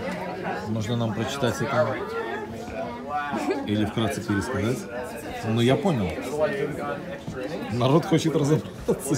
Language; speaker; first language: Russian; native; Russian